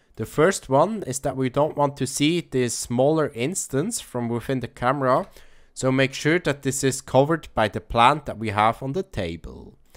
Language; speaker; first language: English; non-native, fluent; German